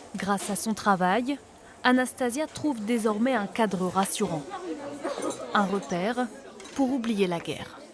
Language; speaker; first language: French; native; French